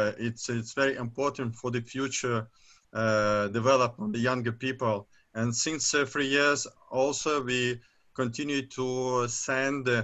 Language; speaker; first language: English; non-native, learner; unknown